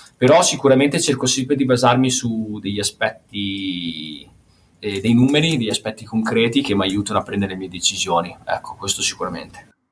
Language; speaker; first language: Italian; native; Italian